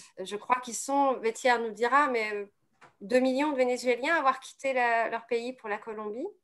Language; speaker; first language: French; native; French